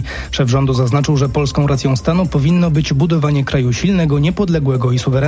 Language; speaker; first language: Polish; native; Polish